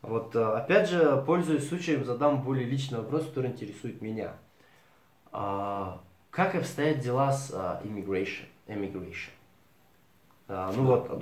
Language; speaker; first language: Russian; native; Russian